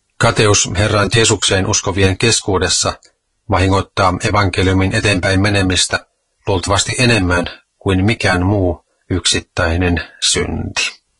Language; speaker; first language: Finnish; native; Finnish